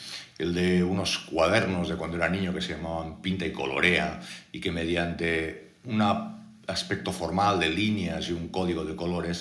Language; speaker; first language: Spanish; native; Spanish